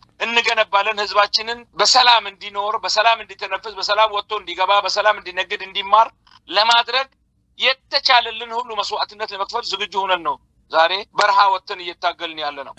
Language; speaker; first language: Amharic; non-native, local second language; Afar